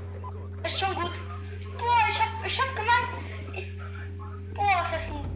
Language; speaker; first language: German; non-native, fluent; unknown